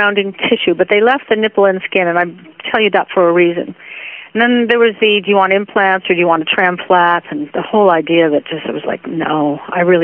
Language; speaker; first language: English; native; English